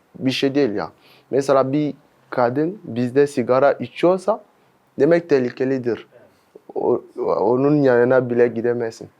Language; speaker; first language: Turkish; non-native, fluent; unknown